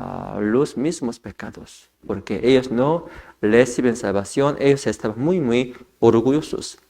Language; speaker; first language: Spanish; non-native, fluent; Korean